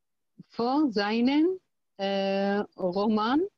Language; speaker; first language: German; non-native, learner; Arabic